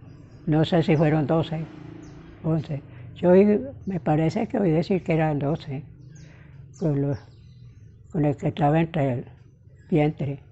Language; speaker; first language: Spanish; native; Spanish